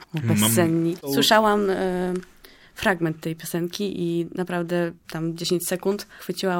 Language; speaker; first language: Polish; native; Polish